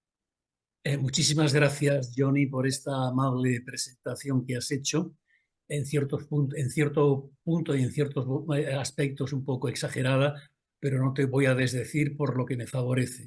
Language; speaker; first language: Spanish; native; Spanish